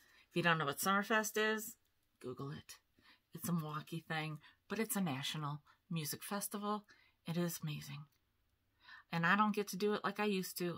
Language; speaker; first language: English; native; English